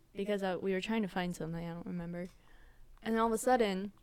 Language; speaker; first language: English; native; English